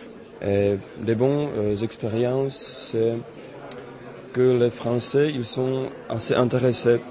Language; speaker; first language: French; non-native, fluent; Czech